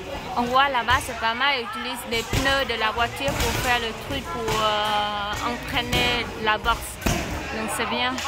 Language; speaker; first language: French; non-native, learner; Khmer